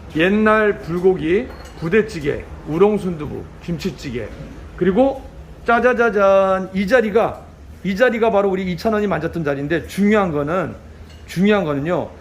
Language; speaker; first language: Korean; native; Korean